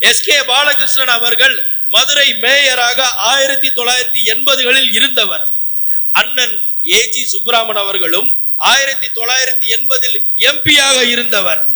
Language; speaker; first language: Tamil; non-native, local second language; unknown